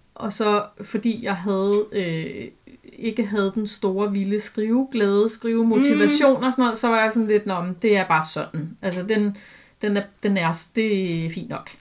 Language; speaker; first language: Danish; native; Danish